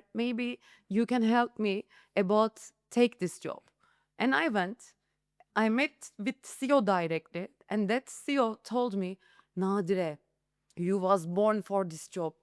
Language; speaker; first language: English; non-native, learner; Turkish